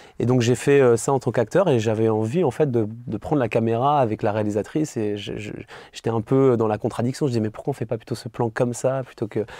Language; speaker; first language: French; native; French